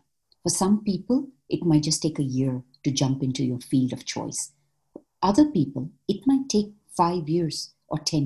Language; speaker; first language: English; non-native, local second language; Malayalam